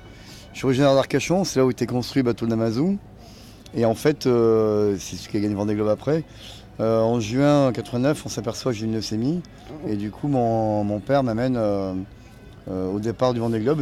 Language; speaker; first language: French; native; French